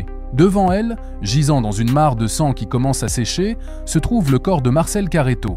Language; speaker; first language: French; native; French